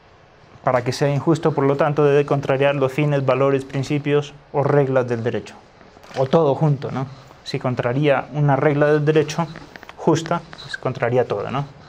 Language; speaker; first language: Spanish; native; Spanish